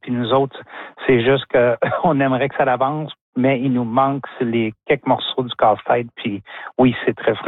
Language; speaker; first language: French; native; French